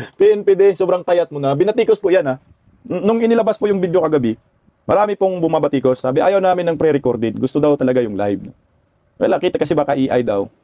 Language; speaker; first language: Filipino; non-native, local second language; Cebuano